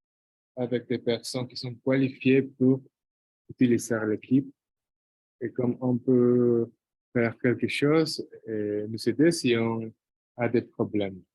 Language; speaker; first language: French; non-native, fluent; Portuguese